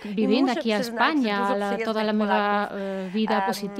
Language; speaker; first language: Catalan; non-native, learner; Polish